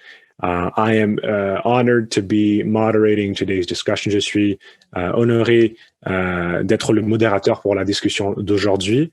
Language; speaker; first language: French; early bilingual, other home language; Spanish